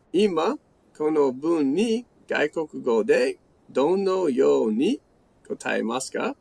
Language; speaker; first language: Japanese; non-native, learner; English